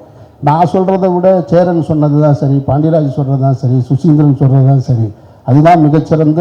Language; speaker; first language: Tamil; native; Tamil